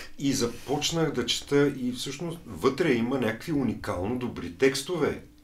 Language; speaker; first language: Bulgarian; native; Bulgarian